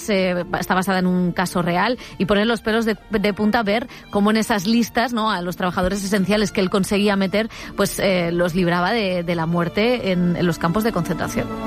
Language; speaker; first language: Spanish; native; Spanish